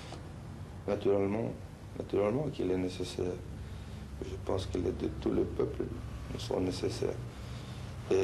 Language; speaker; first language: French; non-native, fluent; Spanish